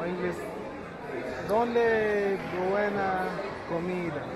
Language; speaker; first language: Spanish; non-native, learner; English